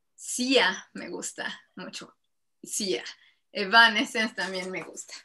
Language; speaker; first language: Spanish; native; Spanish